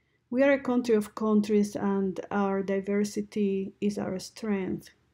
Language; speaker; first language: English; non-native, fluent; Spanish